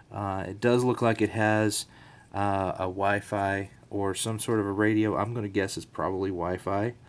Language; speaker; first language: English; native; English